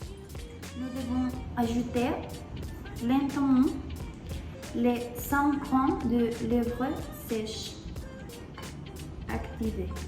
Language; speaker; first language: French; non-native, learner; Spanish